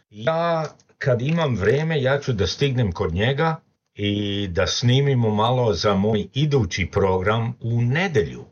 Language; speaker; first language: Serbian; early bilingual, heritage; Serbian